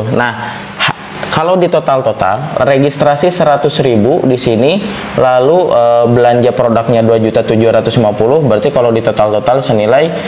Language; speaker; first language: Indonesian; non-native, local second language; Sundanese